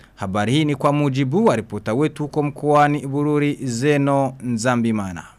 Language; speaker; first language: Swahili; non-native, local second language; Rundi